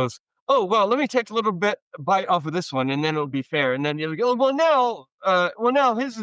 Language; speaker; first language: English; native; English